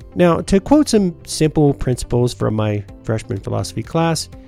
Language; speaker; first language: English; native; English